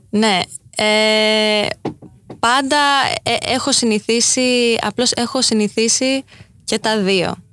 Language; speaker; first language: Greek; early bilingual, heritage; Greek